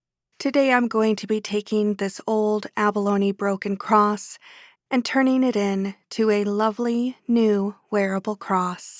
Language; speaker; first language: English; native; English